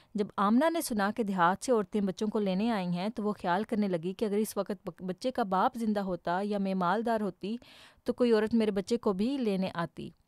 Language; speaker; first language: Urdu; native; Urdu